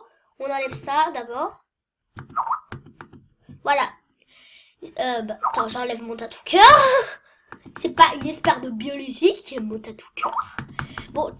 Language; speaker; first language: French; native; French